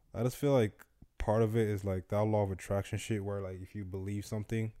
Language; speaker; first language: English; non-native, local second language; Yoruba